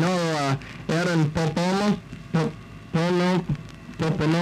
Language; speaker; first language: Spanish; non-native, fluent; English